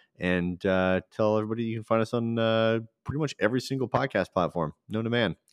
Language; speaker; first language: English; native; English